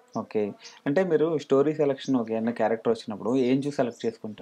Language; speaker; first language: Telugu; native; Telugu